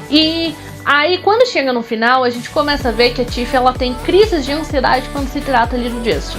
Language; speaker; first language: Portuguese; native; Portuguese